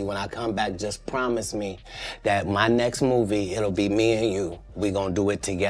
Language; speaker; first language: English; native; English